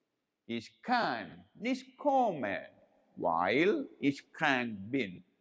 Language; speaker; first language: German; non-native, learner; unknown